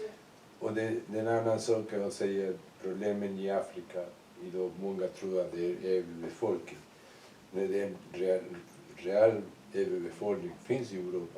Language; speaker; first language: Swedish; non-native, fluent; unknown